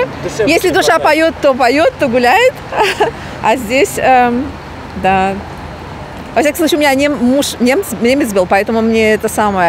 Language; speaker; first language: Russian; native; Russian